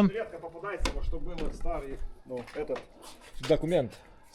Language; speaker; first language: Russian; non-native, learner; Lithuanian